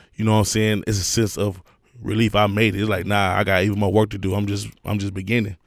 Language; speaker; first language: English; native; English